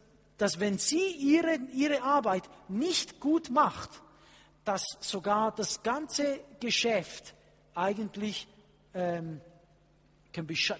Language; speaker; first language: German; non-native, fluent; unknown